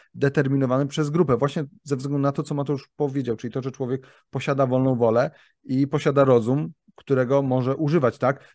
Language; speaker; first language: Polish; native; Polish